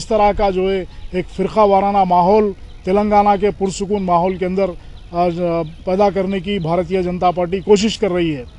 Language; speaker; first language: Urdu; native; Urdu